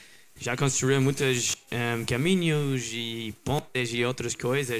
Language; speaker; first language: Portuguese; non-native, learner; English